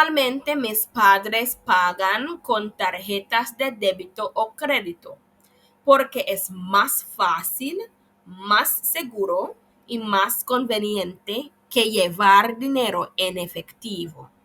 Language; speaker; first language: Spanish; non-native, learner; English